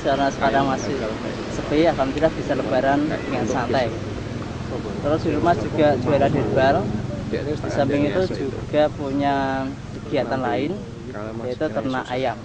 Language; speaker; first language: Indonesian; non-native, local second language; Javanese